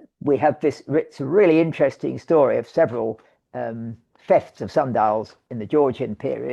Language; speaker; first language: English; native; English